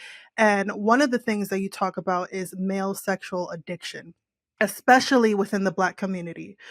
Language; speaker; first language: English; native; English